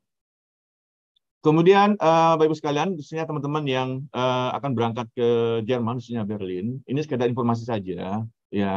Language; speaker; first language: Indonesian; native; Indonesian